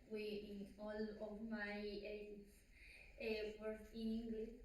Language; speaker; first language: English; non-native, learner; Spanish